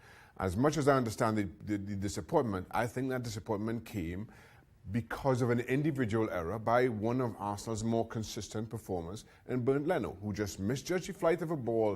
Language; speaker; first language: English; native; English